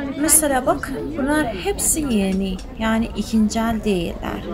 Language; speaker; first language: Turkish; early bilingual, heritage; Turkish